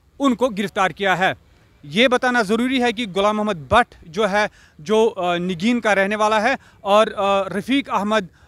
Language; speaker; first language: Hindi; non-native, local second language; Kashmiri